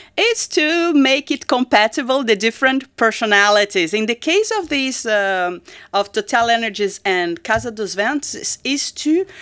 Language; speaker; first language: English; non-native, fluent; Portuguese